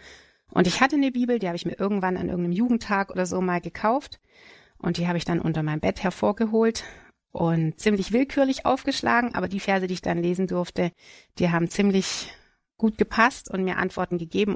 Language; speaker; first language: German; native; German